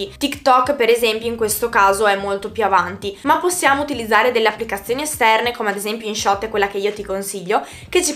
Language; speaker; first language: Italian; native; Italian